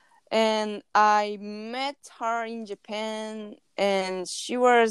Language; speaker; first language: English; non-native, learner; Japanese